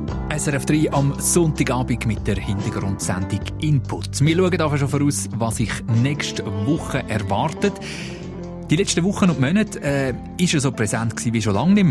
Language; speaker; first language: German; native; German